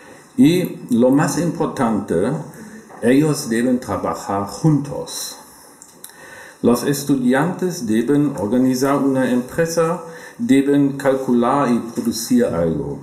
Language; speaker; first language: Spanish; non-native, learner; German